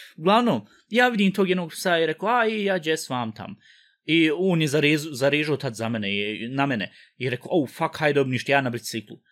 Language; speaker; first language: Bosnian; early bilingual, heritage; Bosnian